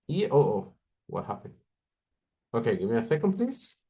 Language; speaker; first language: English; non-native, fluent; Spanish